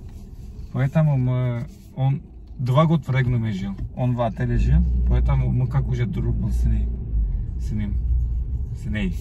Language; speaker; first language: Russian; non-native, fluent; Turkish